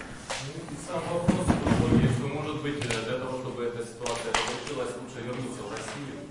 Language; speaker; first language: Russian; native; Russian